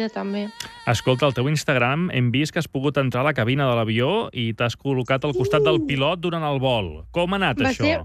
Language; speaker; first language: Catalan; native; Catalan